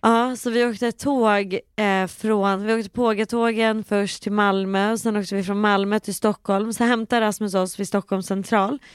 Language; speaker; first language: Swedish; native; Swedish